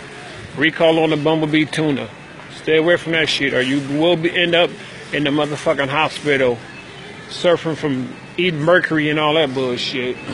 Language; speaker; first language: English; native; English